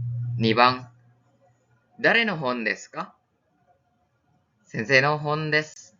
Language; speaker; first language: Japanese; non-native, fluent; Indonesian